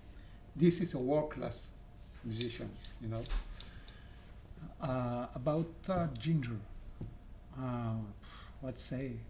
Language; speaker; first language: English; non-native, learner; French